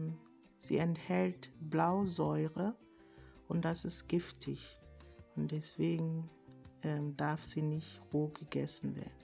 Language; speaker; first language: German; non-native, fluent; Akan